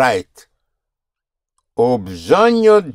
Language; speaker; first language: Italian; non-native, fluent; English